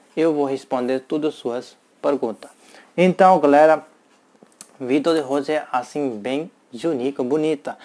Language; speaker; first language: Portuguese; non-native, learner; Hindi